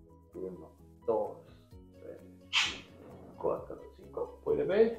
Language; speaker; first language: Spanish; non-native, learner; Japanese